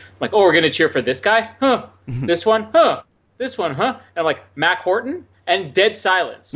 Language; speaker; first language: English; native; English